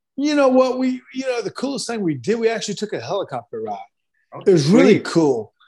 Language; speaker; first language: English; native; English